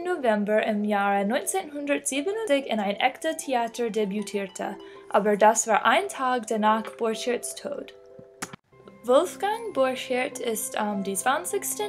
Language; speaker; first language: German; non-native, learner; English